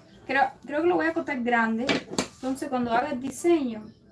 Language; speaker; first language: Spanish; early bilingual, other home language; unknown